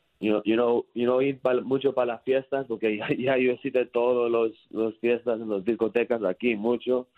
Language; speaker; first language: Spanish; early bilingual, heritage; English